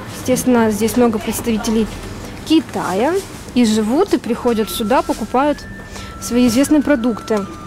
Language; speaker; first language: Russian; native; Russian